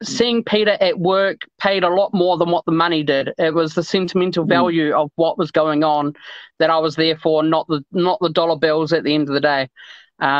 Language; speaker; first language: English; native; English